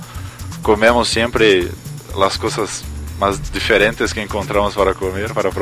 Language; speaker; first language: Spanish; non-native, learner; Portuguese